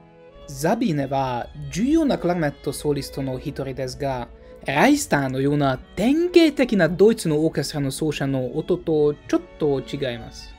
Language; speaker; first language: Japanese; non-native, fluent; Hungarian